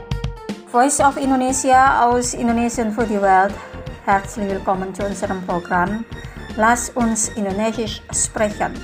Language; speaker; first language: German; non-native, fluent; Indonesian